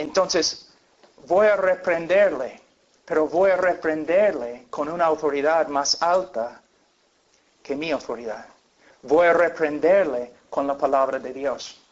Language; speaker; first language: Spanish; non-native, fluent; English